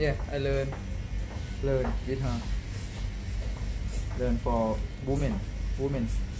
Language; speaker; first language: English; non-native, learner; Thai